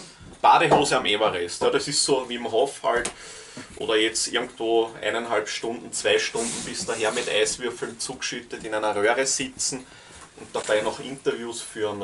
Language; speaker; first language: German; native; German